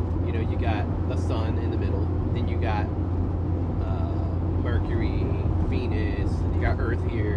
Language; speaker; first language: English; native; English